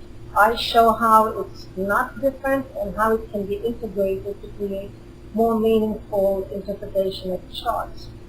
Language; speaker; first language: English; non-native, fluent; Hebrew